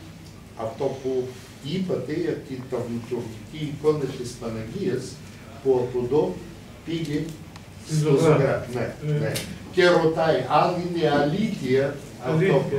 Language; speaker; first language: Greek; non-native, fluent; Bulgarian